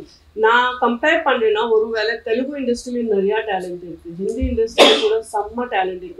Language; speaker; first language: Tamil; non-native, fluent; Gujarati